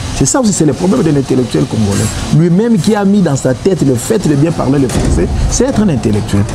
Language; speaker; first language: French; non-native, local second language; Lingala